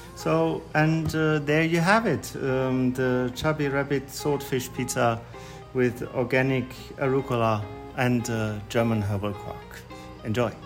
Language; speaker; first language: English; non-native, fluent; German